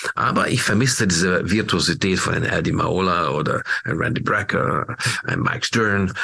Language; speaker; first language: German; non-native, fluent; Hungarian